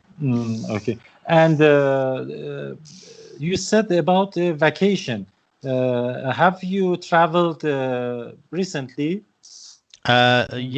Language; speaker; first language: English; non-native, learner; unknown